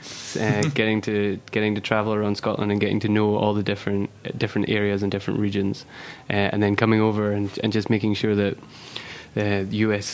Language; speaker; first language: English; native; English